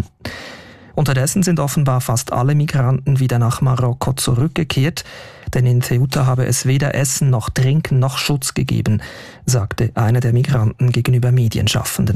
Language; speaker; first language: German; native; German